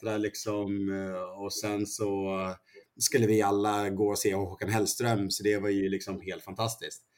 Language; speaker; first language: Swedish; early bilingual, other home language; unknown